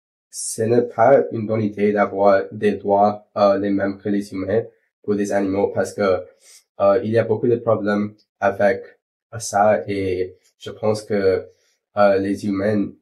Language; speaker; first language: French; non-native, local second language; English